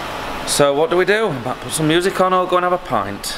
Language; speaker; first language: English; native; English